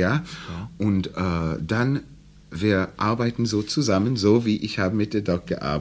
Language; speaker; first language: German; non-native, learner; English